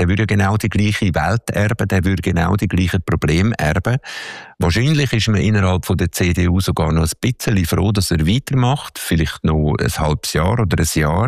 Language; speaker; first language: German; native; German